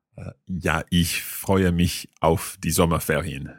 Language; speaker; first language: German; non-native, learner; English